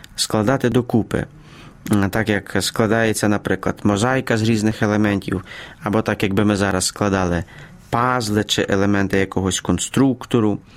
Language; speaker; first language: Ukrainian; native; Ukrainian